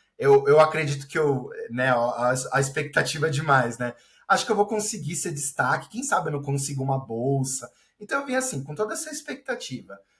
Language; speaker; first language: Portuguese; native; Portuguese